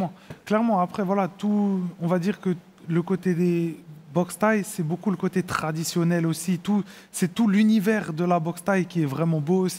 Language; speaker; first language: French; native; French